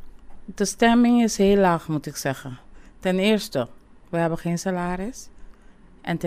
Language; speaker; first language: Dutch; non-native, local second language; Papiamento